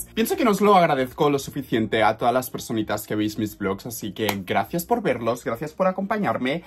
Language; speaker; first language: Spanish; native; Spanish